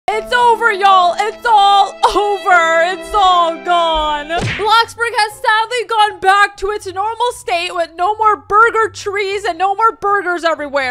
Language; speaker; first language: English; native; English